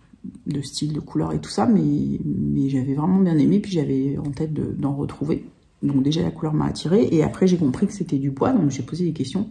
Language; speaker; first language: French; native; French